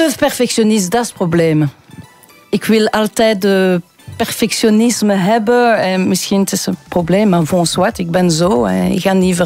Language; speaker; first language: Dutch; non-native, local second language; French